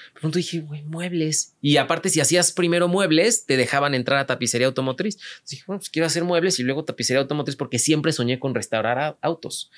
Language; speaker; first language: Spanish; native; Spanish